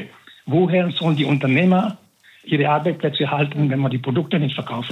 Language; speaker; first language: German; non-native, fluent; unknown